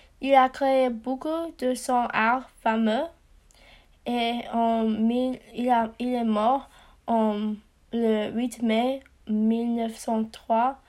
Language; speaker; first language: French; non-native, learner; English